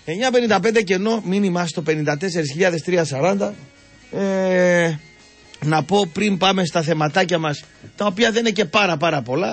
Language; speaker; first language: Greek; native; Greek